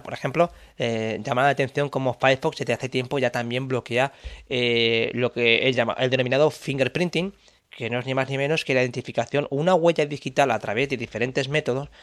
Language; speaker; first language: Spanish; native; Spanish